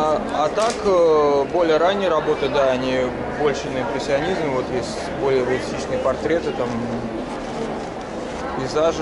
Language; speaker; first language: Russian; native; Russian